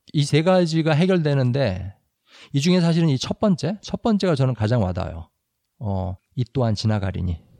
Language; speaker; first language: Korean; native; Korean